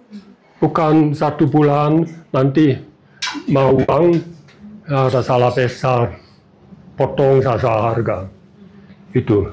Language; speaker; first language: Indonesian; non-native, learner; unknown